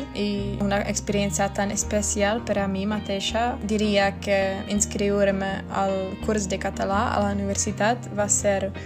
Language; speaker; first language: Catalan; non-native, fluent; Czech